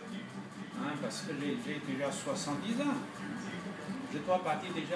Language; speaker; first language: French; non-native, fluent; Chinese